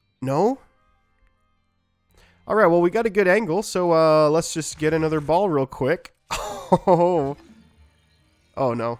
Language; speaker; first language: English; native; English